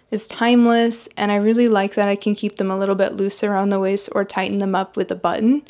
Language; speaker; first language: English; native; English